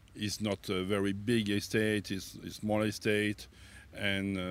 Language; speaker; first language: English; non-native, learner; French